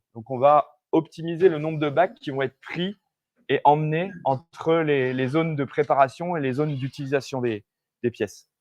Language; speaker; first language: French; native; French